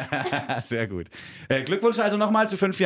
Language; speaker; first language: German; native; German